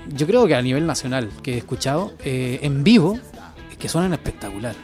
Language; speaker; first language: Spanish; native; Spanish